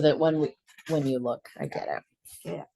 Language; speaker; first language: English; native; English